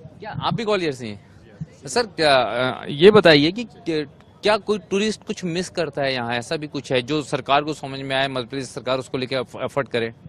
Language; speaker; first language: Hindi; native; Hindi